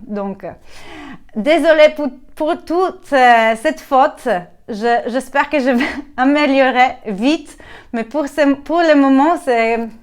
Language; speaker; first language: French; non-native, learner; Polish